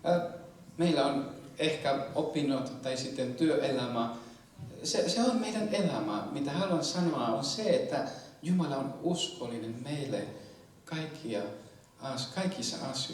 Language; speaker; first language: Finnish; non-native, fluent; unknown